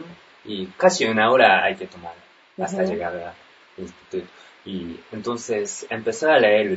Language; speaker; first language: Spanish; non-native, learner; Japanese